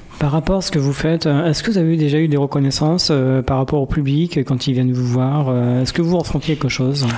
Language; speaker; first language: French; native; French